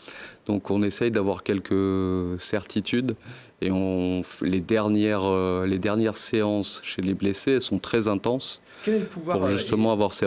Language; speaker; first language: French; native; French